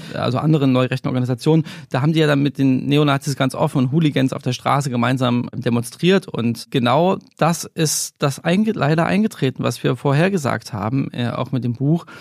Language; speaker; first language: German; native; German